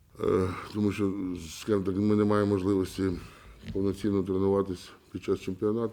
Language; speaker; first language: Ukrainian; native; Ukrainian